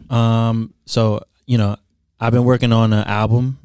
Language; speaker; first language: English; early bilingual, other home language; Haitian Creole